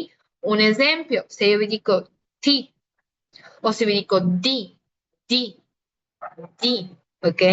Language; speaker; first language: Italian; non-native, fluent; Spanish